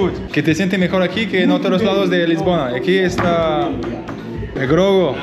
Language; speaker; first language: Spanish; non-native, learner; English